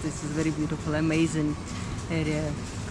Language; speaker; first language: English; non-native, learner; Russian